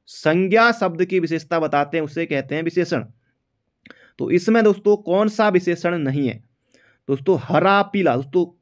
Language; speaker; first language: Hindi; native; Hindi